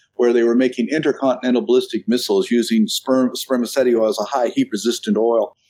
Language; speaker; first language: English; native; English